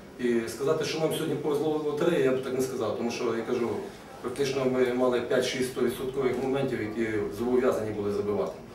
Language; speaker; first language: Ukrainian; native; Ukrainian